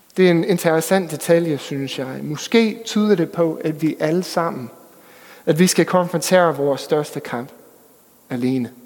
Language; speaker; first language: Danish; non-native, fluent; English